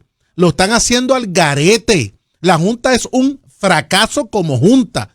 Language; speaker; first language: Spanish; native; Spanish